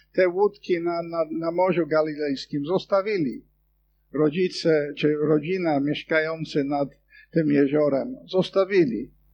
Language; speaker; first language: Polish; non-native, fluent; English